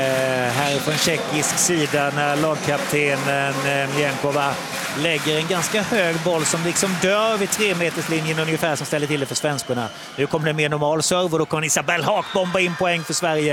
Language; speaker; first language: Swedish; native; Swedish